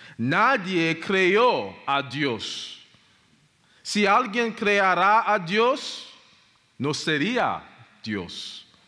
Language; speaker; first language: Spanish; non-native, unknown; English